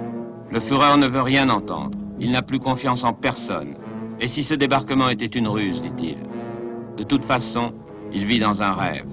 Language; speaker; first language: French; native; French